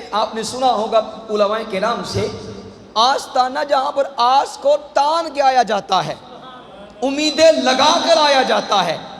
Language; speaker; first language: Urdu; non-native, local second language; Punjabi